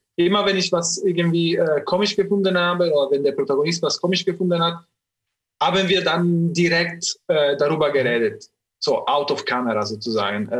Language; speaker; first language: German; non-native, fluent; Italian